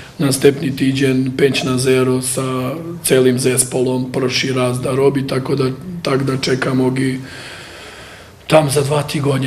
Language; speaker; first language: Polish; non-native, learner; Croatian